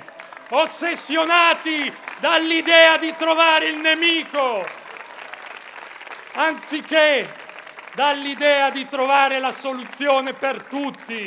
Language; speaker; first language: Italian; native; Italian